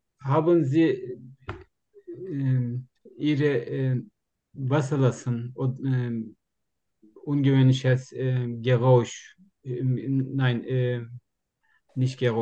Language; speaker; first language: German; non-native, learner; Turkish